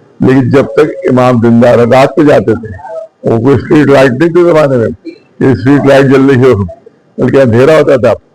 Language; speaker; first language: Urdu; native; Urdu